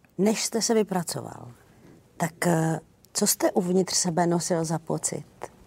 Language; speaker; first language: Czech; native; Czech